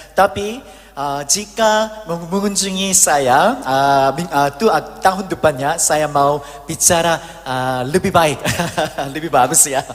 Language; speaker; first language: Indonesian; non-native, learner; Korean